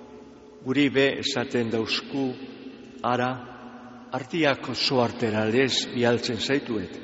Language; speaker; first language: Basque; native; Basque